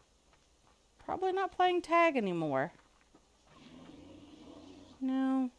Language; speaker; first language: English; native; English